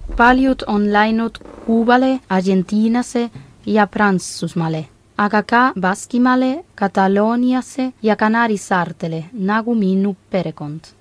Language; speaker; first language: Estonian; non-native, fluent; Spanish